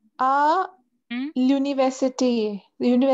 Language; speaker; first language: French; non-native, learner; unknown